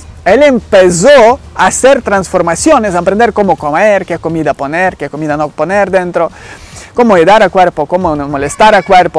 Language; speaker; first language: Spanish; non-native, learner; Ukrainian